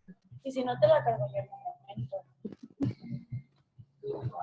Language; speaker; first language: Spanish; native; Spanish